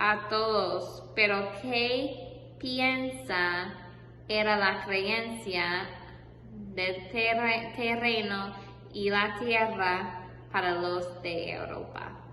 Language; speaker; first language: Spanish; non-native, fluent; English